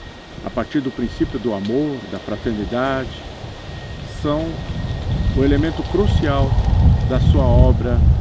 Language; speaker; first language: Portuguese; native; Portuguese